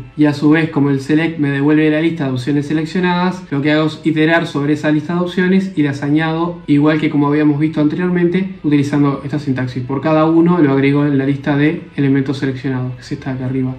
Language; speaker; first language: Spanish; native; Spanish